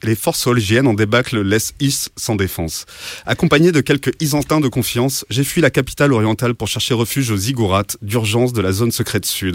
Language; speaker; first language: French; native; French